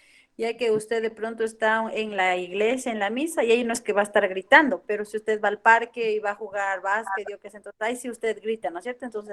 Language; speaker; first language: Spanish; native; Spanish